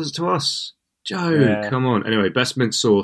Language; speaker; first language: English; native; English